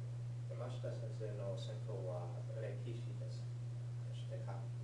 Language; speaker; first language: Japanese; non-native, learner; English